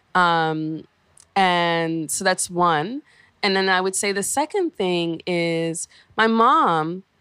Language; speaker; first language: English; native; English